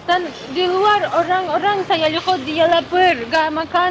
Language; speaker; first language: Indonesian; non-native, learner; Russian